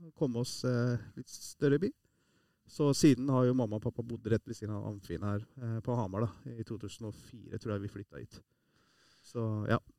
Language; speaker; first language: Norwegian; early bilingual, other home language; Persian